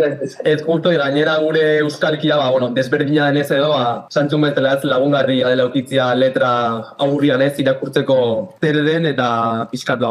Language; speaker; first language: Basque; native; Basque